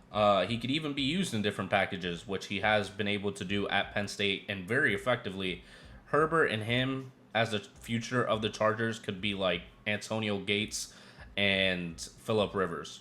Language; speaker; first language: English; native; English